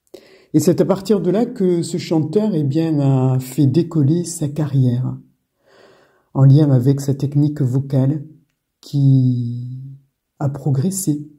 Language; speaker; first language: French; native; French